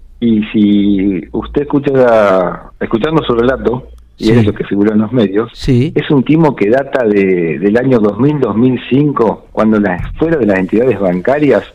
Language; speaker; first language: Spanish; native; Spanish